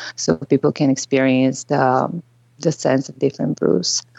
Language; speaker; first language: English; non-native, fluent; Bulgarian